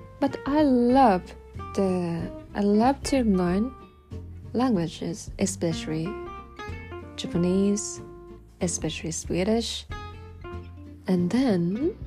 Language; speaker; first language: English; non-native, learner; Japanese